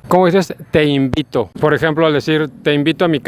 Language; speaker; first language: Spanish; native; Spanish